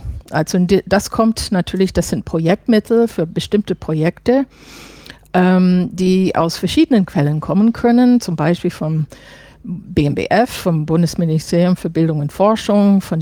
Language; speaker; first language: German; non-native, fluent; English